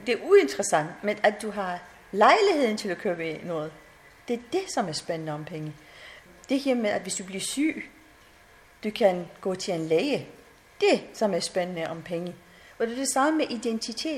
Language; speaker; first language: Danish; non-native, fluent; Persian